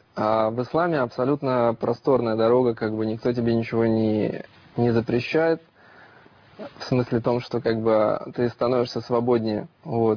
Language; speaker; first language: Russian; native; Russian